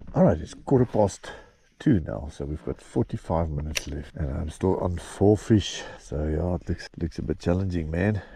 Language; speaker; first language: English; non-native, local second language; Afrikaans